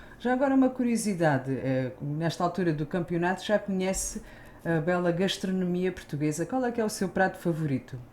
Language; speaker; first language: Portuguese; native; Portuguese